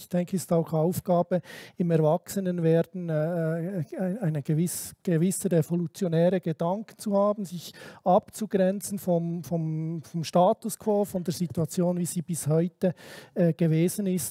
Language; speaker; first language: German; native; German